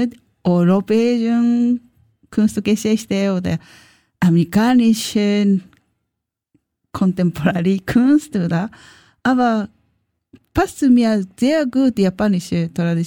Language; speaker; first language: German; non-native, learner; Japanese